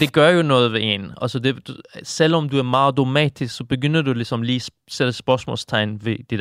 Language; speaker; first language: Danish; non-native, fluent; Persian